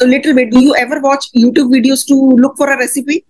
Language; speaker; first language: English; non-native, local second language; Hindi